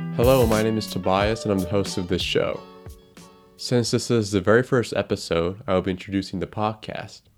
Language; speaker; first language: English; non-native, fluent; Japanese